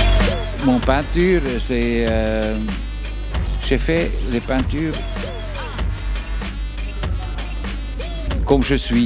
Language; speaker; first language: French; non-native, fluent; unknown